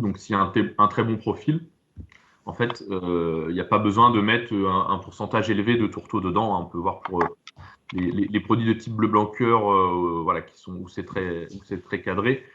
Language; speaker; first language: French; native; French